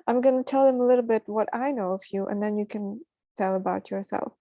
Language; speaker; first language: English; non-native, fluent; Ukrainian